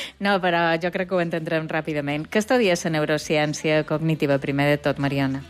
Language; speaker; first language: Catalan; native; Catalan